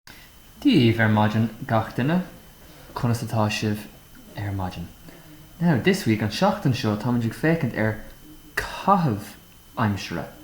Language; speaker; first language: Irish; non-native, local second language; English